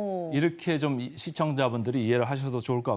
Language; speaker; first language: Korean; native; Korean